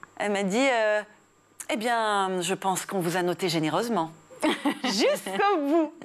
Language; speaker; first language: French; early bilingual, other home language; English